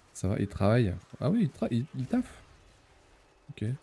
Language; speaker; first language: French; native; French